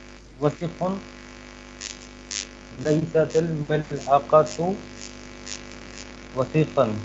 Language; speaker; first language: Arabic; non-native, learner; Urdu